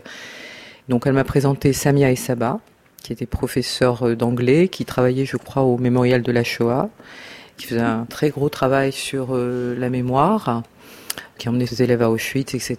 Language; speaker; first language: French; native; French